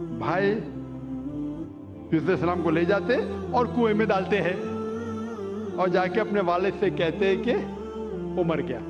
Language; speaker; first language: Urdu; non-native, local second language; English